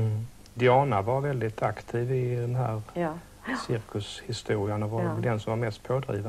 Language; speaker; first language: Swedish; native; Swedish